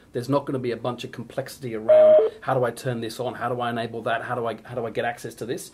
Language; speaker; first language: English; native; English